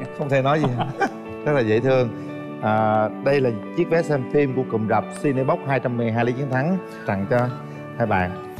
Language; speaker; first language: Vietnamese; native; Vietnamese